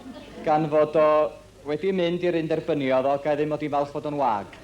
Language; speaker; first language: Welsh; native; Welsh